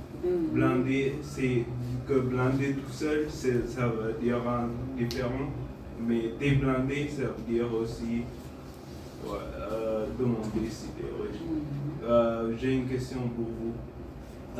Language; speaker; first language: French; non-native, fluent; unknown